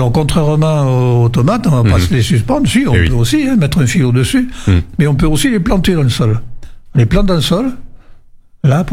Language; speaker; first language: French; native; French